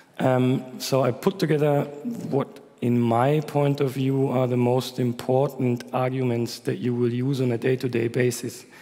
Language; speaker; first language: English; non-native, fluent; German